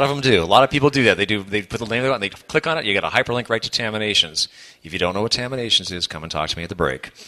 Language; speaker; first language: English; native; English